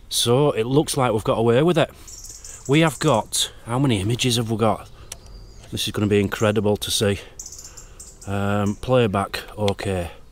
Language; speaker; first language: English; native; English